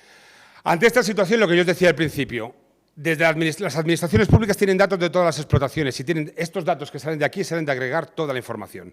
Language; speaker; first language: Spanish; native; Spanish